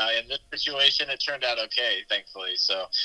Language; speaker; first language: English; native; English